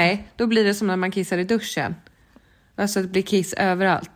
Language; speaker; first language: Swedish; native; Swedish